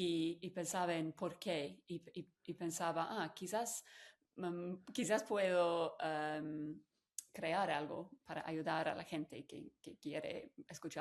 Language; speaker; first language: Spanish; non-native, fluent; English